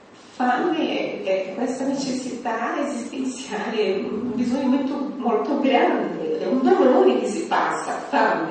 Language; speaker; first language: Italian; non-native, fluent; Portuguese